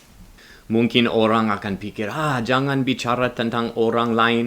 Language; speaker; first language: Indonesian; non-native, learner; English